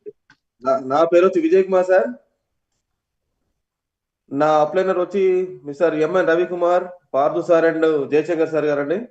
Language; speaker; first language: Telugu; native; Telugu